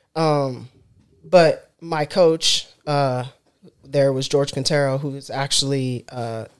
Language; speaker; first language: English; native; English